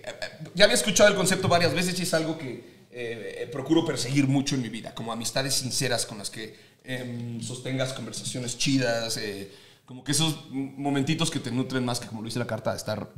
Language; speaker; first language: Spanish; native; Spanish